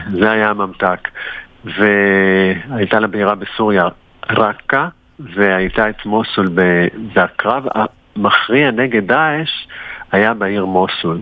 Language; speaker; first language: Hebrew; native; Hebrew